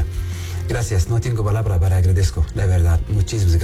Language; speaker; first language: Spanish; non-native, learner; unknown